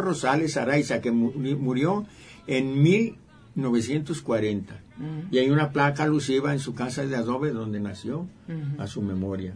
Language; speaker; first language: Spanish; native; Spanish